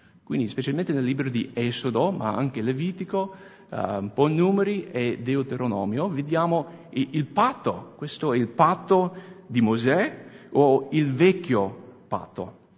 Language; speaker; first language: Italian; non-native, fluent; English